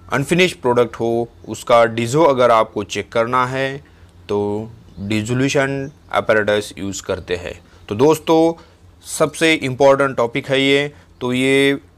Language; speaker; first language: Hindi; non-native, local second language; Marathi